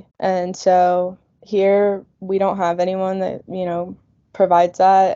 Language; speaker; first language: English; native; English